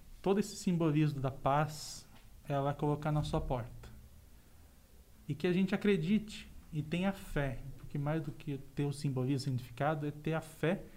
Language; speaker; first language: Portuguese; native; Portuguese